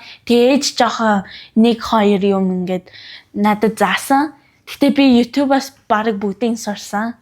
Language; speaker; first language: Mongolian; early bilingual, heritage; Mongolian